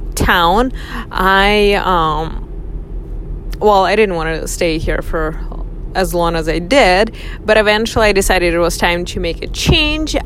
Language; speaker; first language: English; non-native, fluent; Russian